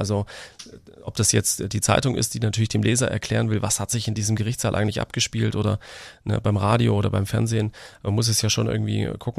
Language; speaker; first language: German; native; German